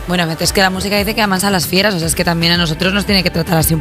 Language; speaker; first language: Spanish; native; Spanish